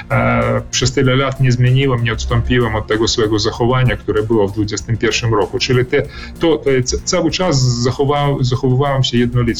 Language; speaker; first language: Polish; early bilingual, heritage; Polish